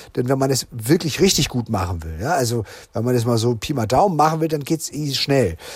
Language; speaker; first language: German; native; German